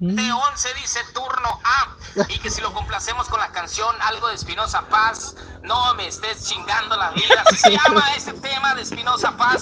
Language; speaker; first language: Spanish; native; Spanish